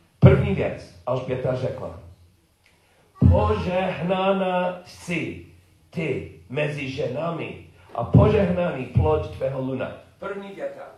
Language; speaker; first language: Czech; non-native, learner; English